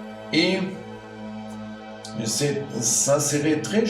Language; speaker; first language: French; non-native, learner; German